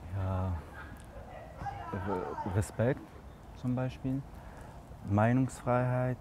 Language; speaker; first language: German; non-native, learner; Arabic